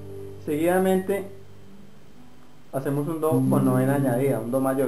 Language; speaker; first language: Spanish; native; Spanish